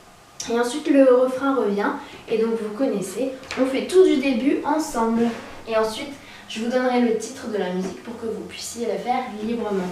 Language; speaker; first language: French; native; French